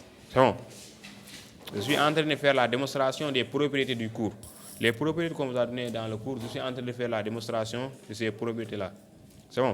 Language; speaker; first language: French; non-native, local second language; Wolof